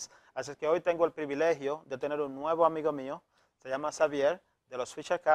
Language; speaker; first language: Spanish; native; Spanish